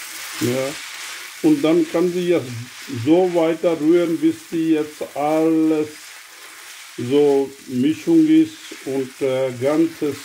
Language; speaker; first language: German; non-native, learner; Urdu